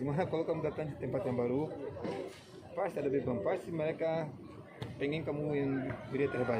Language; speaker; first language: Indonesian; non-native, fluent; Portuguese